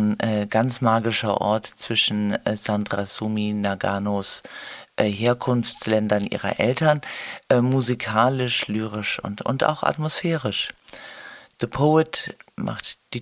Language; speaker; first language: German; native; German